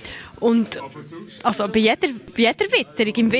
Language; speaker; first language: German; native; German